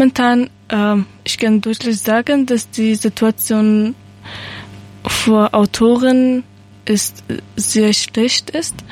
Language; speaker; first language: German; non-native, learner; Persian